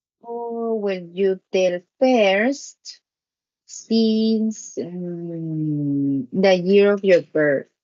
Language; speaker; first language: English; non-native, learner; Spanish